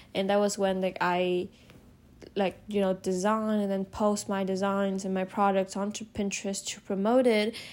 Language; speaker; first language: English; non-native, fluent; Vietnamese